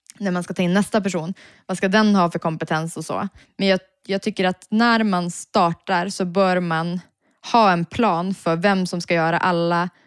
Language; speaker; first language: Swedish; native; Swedish